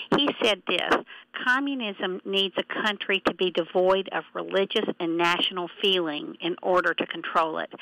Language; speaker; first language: English; native; English